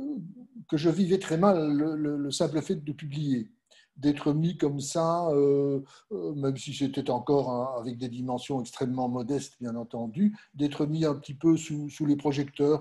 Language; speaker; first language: French; native; French